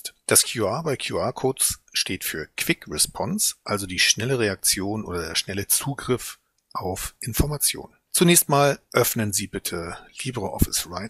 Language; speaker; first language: German; native; German